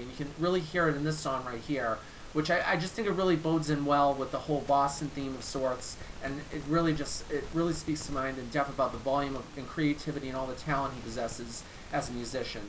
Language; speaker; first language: English; native; English